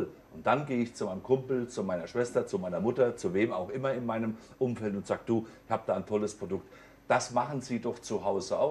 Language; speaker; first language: German; native; German